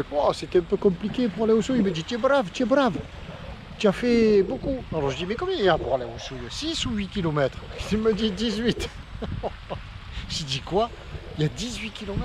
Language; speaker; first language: French; native; French